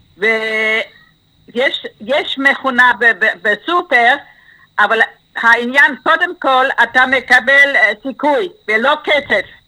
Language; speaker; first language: Hebrew; non-native, fluent; German